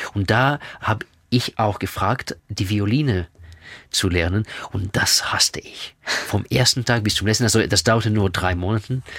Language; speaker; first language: German; non-native, fluent; Russian